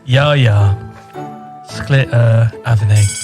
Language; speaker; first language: Norwegian; non-native, learner; English